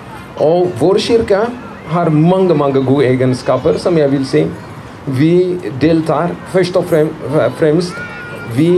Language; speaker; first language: Norwegian; non-native, fluent; Amharic